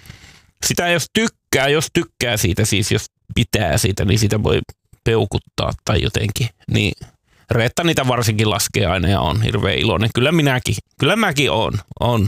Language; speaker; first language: Finnish; native; Finnish